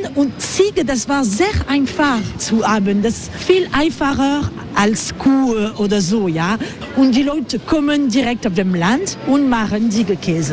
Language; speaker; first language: German; non-native, learner; French